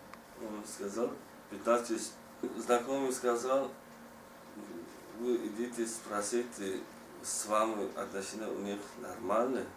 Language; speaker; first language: Russian; non-native, learner; Tajik